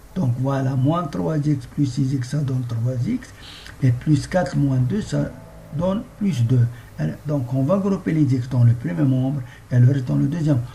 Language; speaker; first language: French; non-native, local second language; Arabic